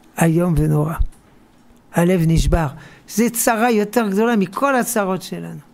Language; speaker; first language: Hebrew; non-native, fluent; French